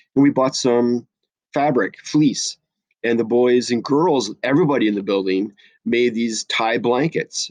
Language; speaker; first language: English; native; English